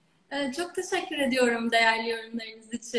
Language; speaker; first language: Turkish; native; Turkish